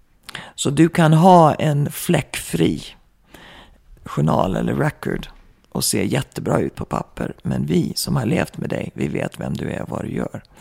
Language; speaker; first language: Swedish; early bilingual, heritage; Swedish